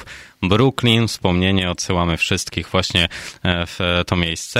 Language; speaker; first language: Polish; native; Polish